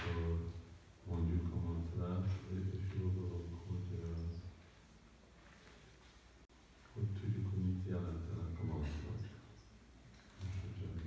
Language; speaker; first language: Hungarian; early bilingual, heritage; Hungarian